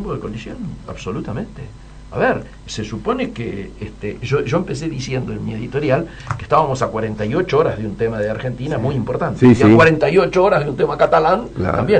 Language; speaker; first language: Spanish; native; Spanish